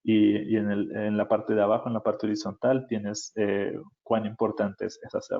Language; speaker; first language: Spanish; native; Spanish